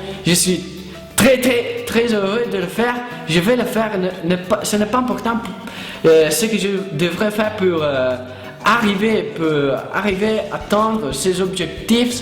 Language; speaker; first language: French; non-native, learner; Italian